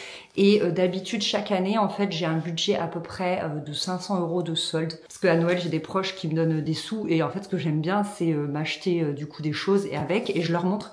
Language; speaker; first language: French; native; French